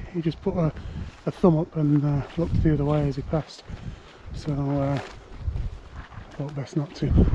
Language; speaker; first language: English; native; English